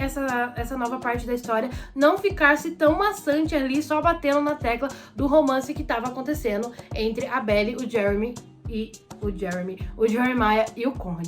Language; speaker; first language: Portuguese; native; Portuguese